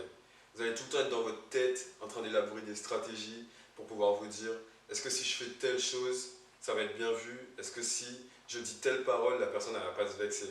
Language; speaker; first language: French; native; French